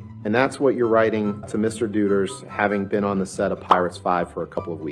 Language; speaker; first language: English; native; English